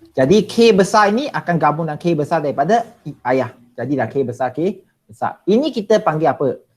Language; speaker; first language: Malay; non-native, local second language; Chinese